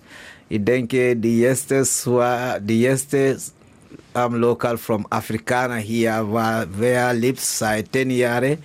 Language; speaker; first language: German; non-native, learner; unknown